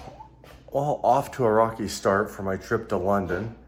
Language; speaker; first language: English; native; English